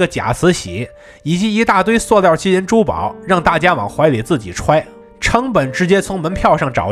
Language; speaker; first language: Chinese; native; Chinese